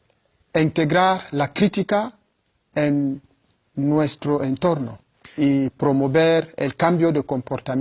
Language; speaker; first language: Spanish; non-native, fluent; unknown